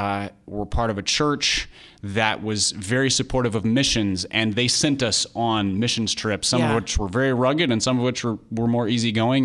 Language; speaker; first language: English; native; English